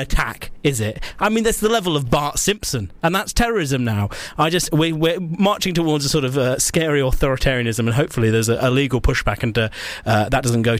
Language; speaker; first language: English; native; English